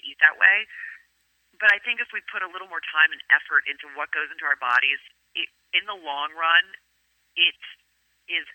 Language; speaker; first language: English; native; English